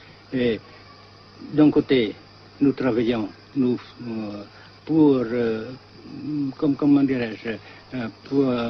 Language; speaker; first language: French; non-native, fluent; Vietnamese